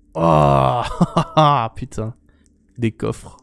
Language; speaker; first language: French; native; French